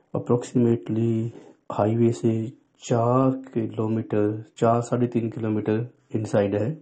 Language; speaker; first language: Hindi; non-native, local second language; Punjabi